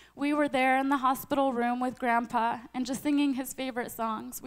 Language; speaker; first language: English; early bilingual, other home language; Ukrainian